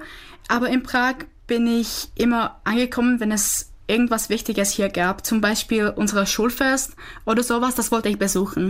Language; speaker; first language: German; non-native, fluent; Czech